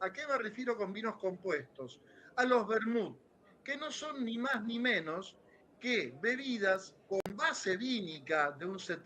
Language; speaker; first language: Spanish; native; Spanish